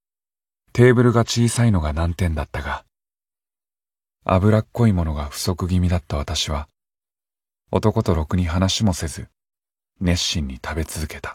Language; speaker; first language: Japanese; native; Japanese